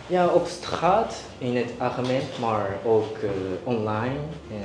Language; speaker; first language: Dutch; non-native, learner; Japanese